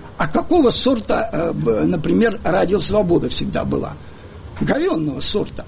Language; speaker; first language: Russian; native; Russian